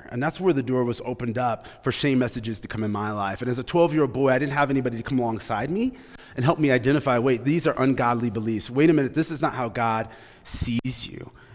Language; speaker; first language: English; native; English